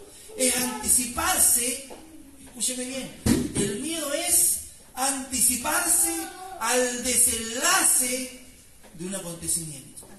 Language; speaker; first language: Spanish; native; Spanish